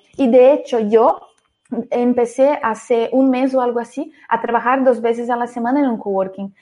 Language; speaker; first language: Spanish; non-native, fluent; Portuguese